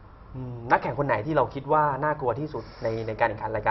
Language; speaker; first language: Thai; native; Thai